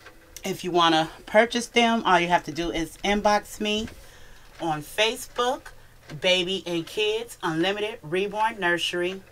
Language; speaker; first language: English; native; English